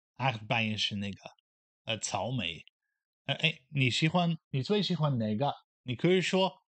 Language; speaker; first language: Chinese; non-native, fluent; Dutch